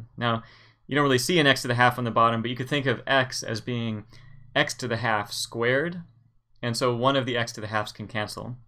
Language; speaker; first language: English; native; English